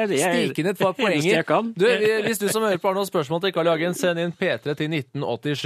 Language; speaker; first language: Norwegian; native; Norwegian